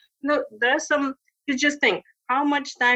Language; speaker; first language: English; non-native, fluent; Lithuanian